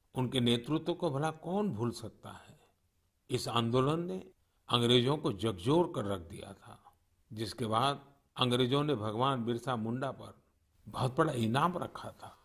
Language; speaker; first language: Hindi; non-native, local second language; Gujarati